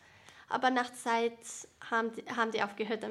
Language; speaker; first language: German; early bilingual, other home language; Bosnian